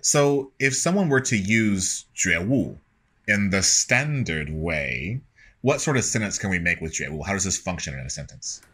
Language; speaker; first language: English; native; English